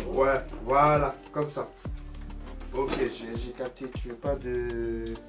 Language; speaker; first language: French; native; French